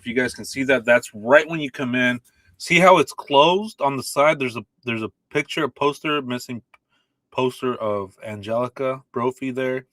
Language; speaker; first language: English; native; English